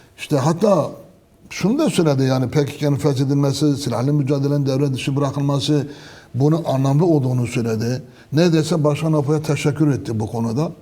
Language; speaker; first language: Turkish; non-native, local second language; Kurdish